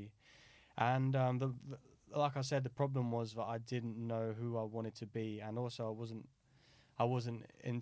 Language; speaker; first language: English; native; English